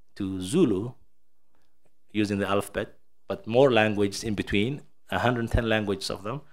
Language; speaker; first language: English; non-native, fluent; Somali